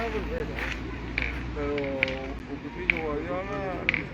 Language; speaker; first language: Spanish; non-native, local second language; Galician